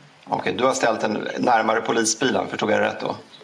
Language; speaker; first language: Swedish; native; Swedish